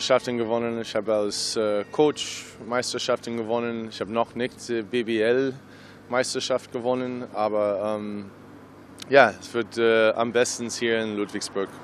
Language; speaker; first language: German; non-native, fluent; English